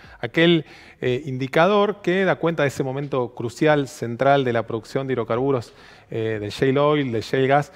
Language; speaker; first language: Spanish; native; Spanish